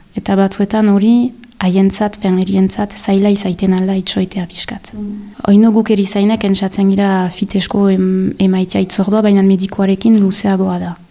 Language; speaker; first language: Basque; native; Basque